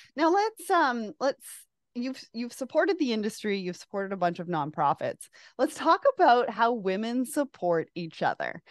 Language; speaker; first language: English; native; English